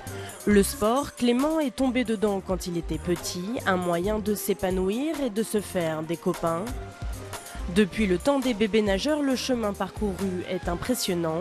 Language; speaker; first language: French; native; French